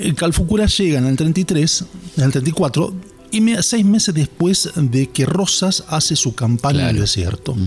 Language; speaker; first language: Spanish; native; Spanish